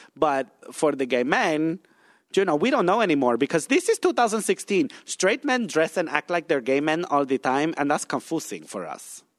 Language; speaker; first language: English; native; English